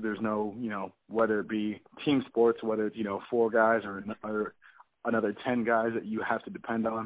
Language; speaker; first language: English; native; English